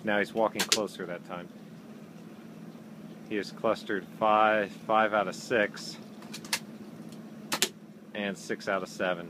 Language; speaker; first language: English; native; English